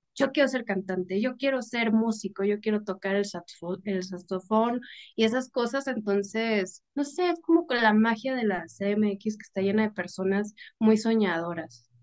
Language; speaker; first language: Spanish; native; Spanish